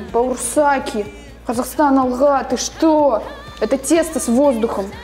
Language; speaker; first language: Russian; native; Russian